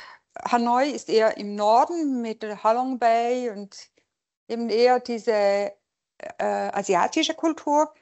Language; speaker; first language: German; non-native, local second language; French